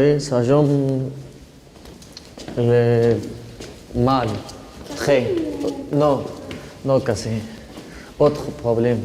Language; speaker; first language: French; non-native, learner; Pashto